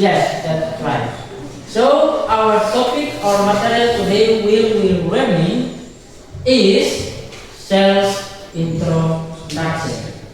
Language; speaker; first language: English; non-native, learner; Indonesian